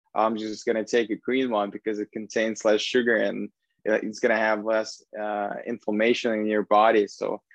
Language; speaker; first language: English; non-native, fluent; Russian